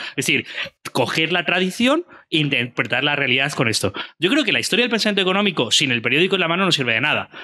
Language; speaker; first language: Spanish; native; Spanish